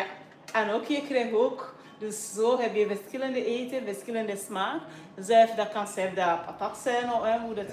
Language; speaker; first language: Dutch; non-native, fluent; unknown